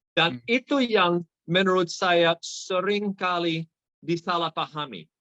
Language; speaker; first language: Indonesian; non-native, fluent; English